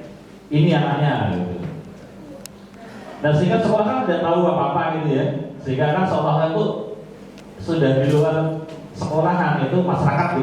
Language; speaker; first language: Indonesian; native; Indonesian